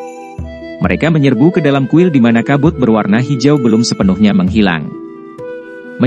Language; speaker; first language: Indonesian; native; Indonesian